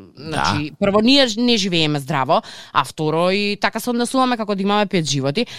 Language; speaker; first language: Macedonian; native; Macedonian